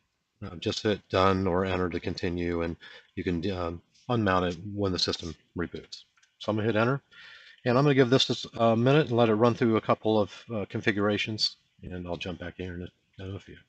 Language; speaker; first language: English; native; English